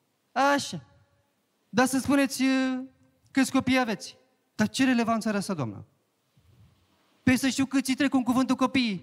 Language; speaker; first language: Romanian; native; Romanian